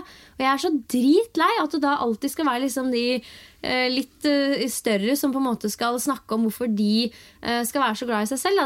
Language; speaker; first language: Norwegian; native; Norwegian